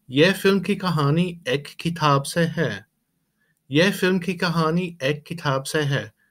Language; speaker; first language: Hindi; non-native, learner; English